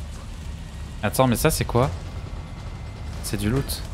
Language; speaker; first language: French; native; French